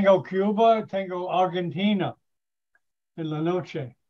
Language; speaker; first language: Spanish; non-native, learner; English